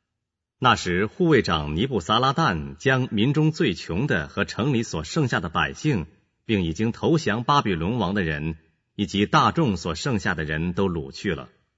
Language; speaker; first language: Chinese; native; Chinese